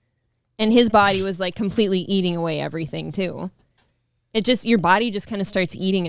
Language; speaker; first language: English; native; English